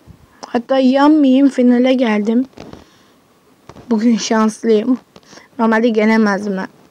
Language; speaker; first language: Turkish; native; Turkish